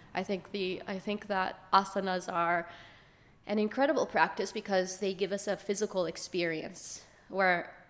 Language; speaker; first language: English; early bilingual, other home language; Hebrew